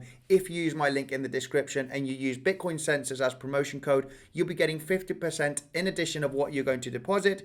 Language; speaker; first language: English; native; English